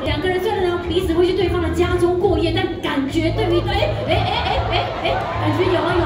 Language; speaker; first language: Chinese; native; Chinese